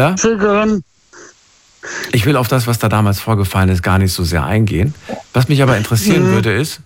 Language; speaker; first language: German; native; German